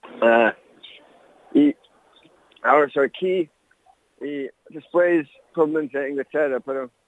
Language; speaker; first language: Spanish; non-native, learner; English